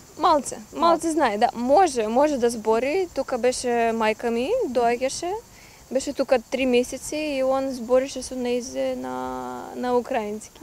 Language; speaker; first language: Macedonian; non-native, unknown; Ukrainian